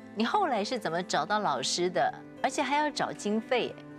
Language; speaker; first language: Chinese; native; Chinese